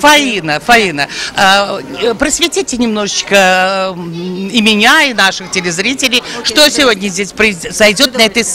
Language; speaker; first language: Russian; native; Russian